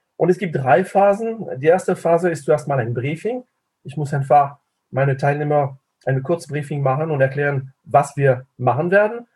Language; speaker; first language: German; non-native, fluent; French